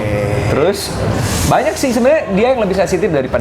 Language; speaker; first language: Indonesian; native; Indonesian